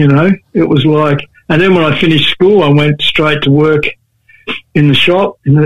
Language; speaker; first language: English; native; English